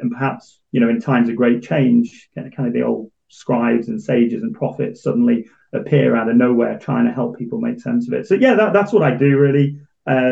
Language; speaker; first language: English; native; English